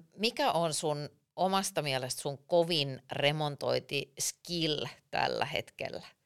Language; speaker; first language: Finnish; native; Finnish